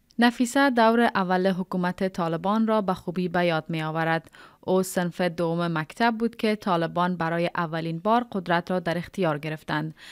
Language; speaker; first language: Persian; native; Persian